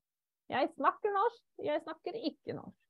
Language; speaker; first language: Norwegian; non-native, fluent; German